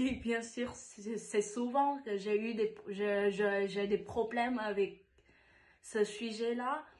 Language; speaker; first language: French; non-native, fluent; Vietnamese